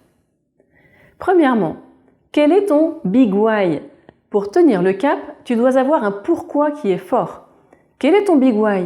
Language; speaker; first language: French; native; French